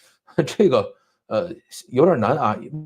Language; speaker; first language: Chinese; native; Chinese